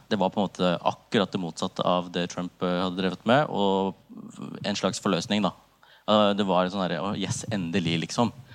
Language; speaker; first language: Norwegian; early bilingual, other home language; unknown